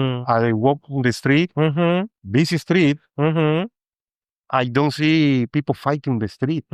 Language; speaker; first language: English; non-native, fluent; Spanish